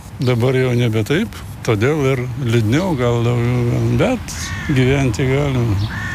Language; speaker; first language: Lithuanian; non-native, local second language; Russian